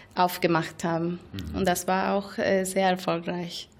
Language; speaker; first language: German; non-native, fluent; Spanish